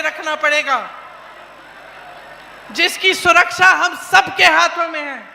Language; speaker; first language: Hindi; native; Hindi